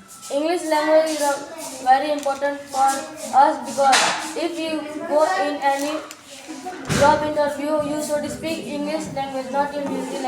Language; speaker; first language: English; non-native, learner; Hindi